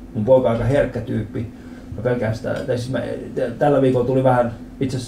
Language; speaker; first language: Finnish; early bilingual, other home language; Persian